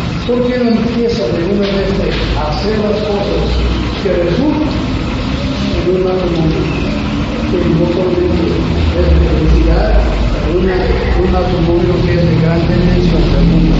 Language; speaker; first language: Spanish; non-native, fluent; English